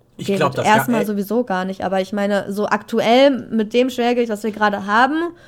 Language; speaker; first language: German; native; German